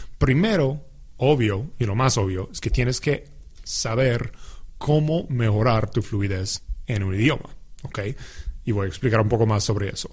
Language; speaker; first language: Spanish; non-native, fluent; English